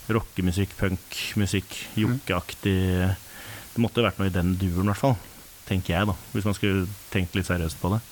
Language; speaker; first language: Norwegian; native; Norwegian